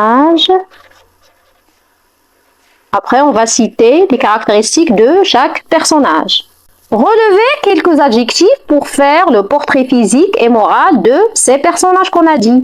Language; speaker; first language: French; non-native, fluent; Arabic